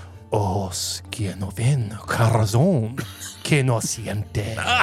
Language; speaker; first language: Spanish; non-native, learner; English